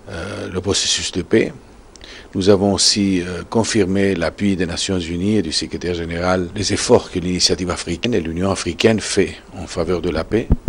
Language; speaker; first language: French; non-native, fluent; Spanish